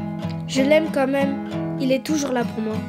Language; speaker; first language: French; native; French